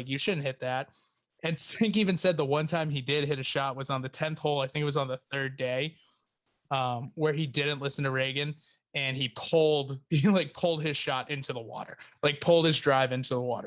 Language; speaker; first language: English; native; English